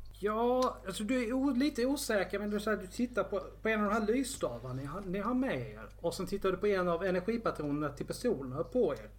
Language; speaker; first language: Swedish; native; Swedish